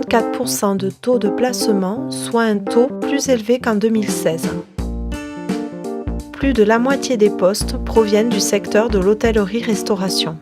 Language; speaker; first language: French; native; French